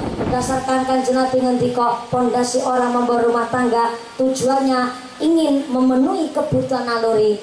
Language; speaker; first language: Indonesian; non-native, local second language; Javanese